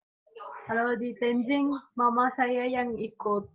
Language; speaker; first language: Indonesian; non-native, fluent; Japanese